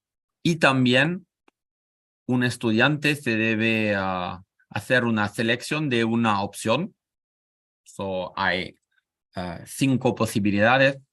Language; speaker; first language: Spanish; non-native, learner; French